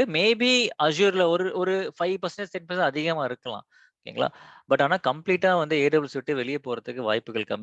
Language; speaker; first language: Tamil; native; Tamil